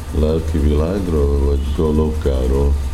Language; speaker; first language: Hungarian; early bilingual, heritage; Hungarian